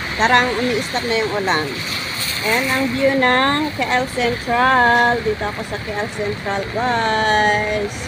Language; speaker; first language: Filipino; non-native, local second language; Iloko